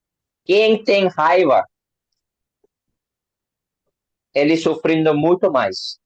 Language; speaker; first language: Portuguese; non-native, learner; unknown